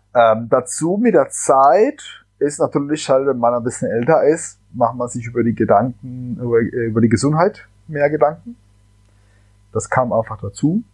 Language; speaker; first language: German; non-native, fluent; Spanish